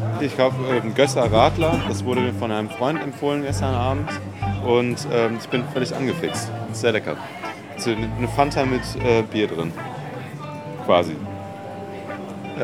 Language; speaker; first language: German; native; German